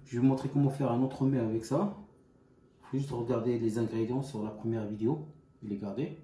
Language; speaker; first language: French; non-native, local second language; Arabic